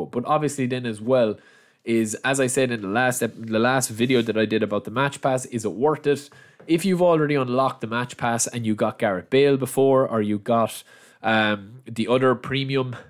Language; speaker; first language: English; native; English